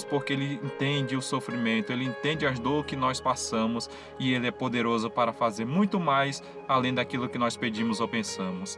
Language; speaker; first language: Portuguese; native; Portuguese